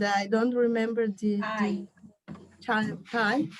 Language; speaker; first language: English; non-native, learner; Portuguese